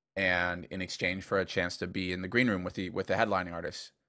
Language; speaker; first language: English; native; English